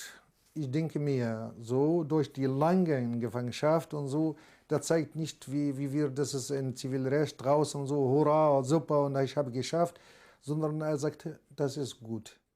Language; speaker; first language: German; non-native, learner; Arabic